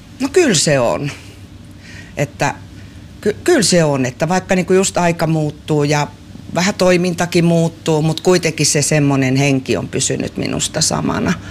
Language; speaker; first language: Finnish; native; Finnish